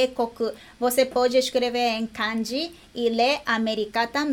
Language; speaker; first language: Portuguese; non-native, learner; Japanese